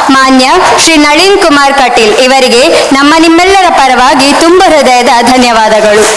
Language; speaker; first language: Kannada; native; Kannada